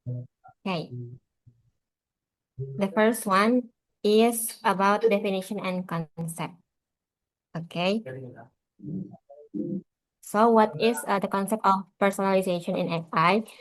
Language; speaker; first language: English; non-native, learner; Indonesian